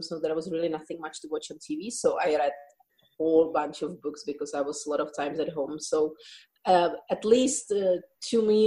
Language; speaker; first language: English; non-native, fluent; Czech